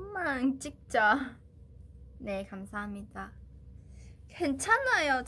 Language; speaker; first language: Korean; non-native, fluent; Chinese